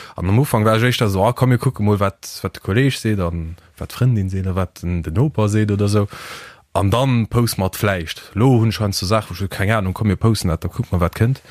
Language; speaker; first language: Luxembourgish; early bilingual, other home language; Portuguese